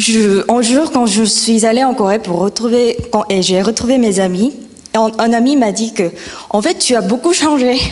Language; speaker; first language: French; non-native, fluent; Korean